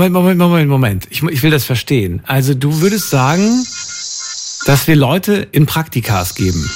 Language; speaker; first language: German; native; German